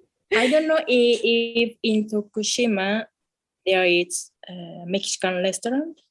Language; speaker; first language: English; non-native, fluent; Japanese